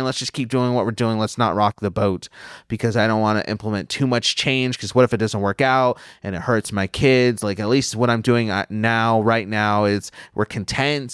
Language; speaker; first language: English; native; English